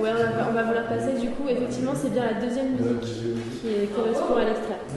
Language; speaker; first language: French; native; French